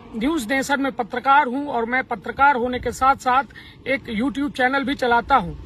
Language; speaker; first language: Hindi; native; Hindi